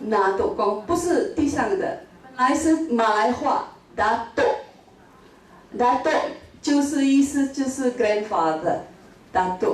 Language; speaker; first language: Chinese; non-native, local second language; Min Nan Chinese